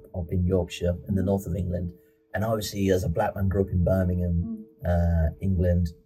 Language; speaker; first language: English; native; English